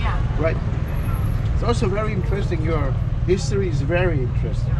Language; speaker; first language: English; non-native, fluent; Portuguese